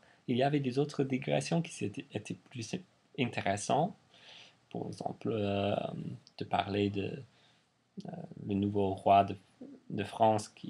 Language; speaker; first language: French; non-native, fluent; English